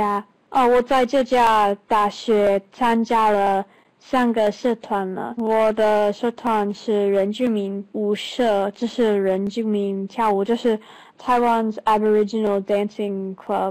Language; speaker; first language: Chinese; non-native, learner; English